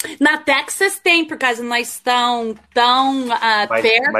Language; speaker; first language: Portuguese; early bilingual, heritage; Portuguese